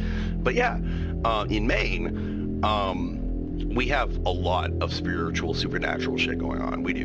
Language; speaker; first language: English; native; English